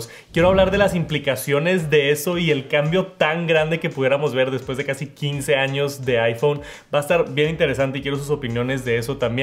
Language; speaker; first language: Spanish; native; Spanish